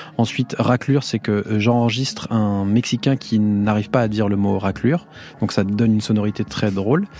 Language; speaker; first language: French; native; French